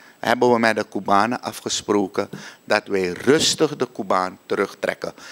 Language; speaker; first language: Dutch; native; Dutch